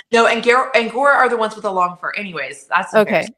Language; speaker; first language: English; native; English